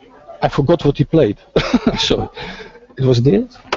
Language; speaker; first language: English; non-native, fluent; Dutch